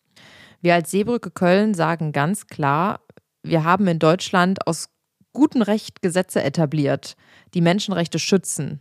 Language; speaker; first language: German; native; German